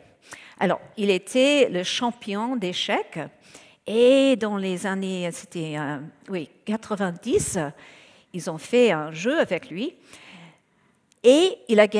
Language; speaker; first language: French; non-native, fluent; English